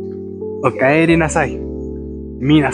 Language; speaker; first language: Japanese; non-native, learner; English